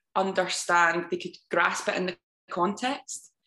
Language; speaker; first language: English; native; English